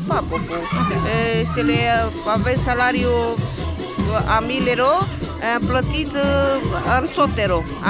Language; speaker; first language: French; non-native, learner; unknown